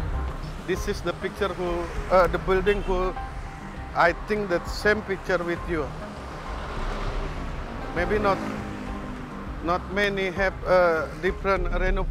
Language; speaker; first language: English; non-native, learner; Indonesian